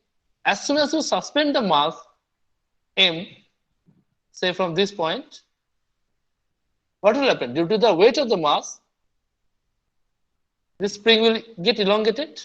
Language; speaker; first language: English; non-native, local second language; Bangla